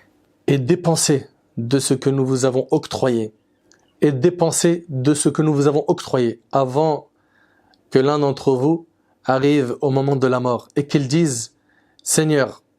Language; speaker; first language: French; native; French